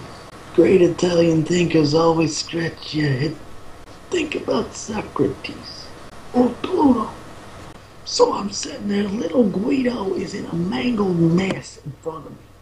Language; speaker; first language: English; native; English